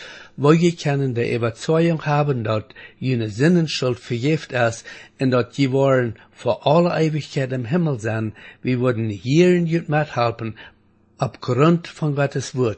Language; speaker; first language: German; non-native, learner; Plautdietsch